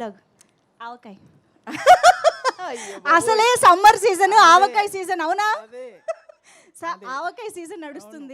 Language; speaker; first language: Telugu; native; Telugu